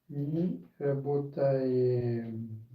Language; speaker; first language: Russian; non-native, learner; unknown